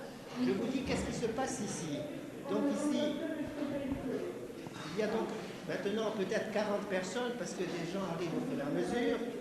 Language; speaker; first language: French; native; French